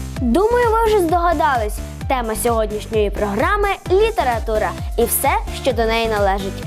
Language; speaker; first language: Ukrainian; native; Ukrainian